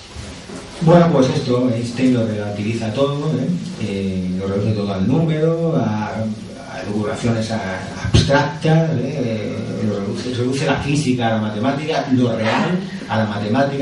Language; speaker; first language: Spanish; native; Spanish